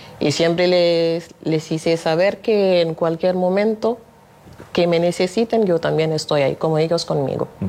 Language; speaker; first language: Spanish; non-native, fluent; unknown